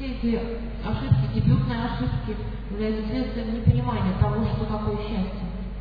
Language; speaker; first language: Russian; native; Russian